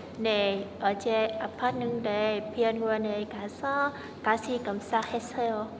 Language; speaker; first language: Korean; non-native, learner; Vietnamese